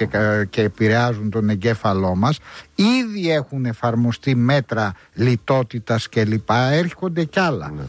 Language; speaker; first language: Greek; native; Greek